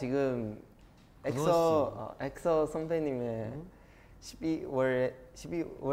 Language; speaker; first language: Korean; non-native, learner; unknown